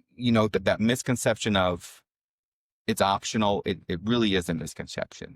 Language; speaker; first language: English; native; English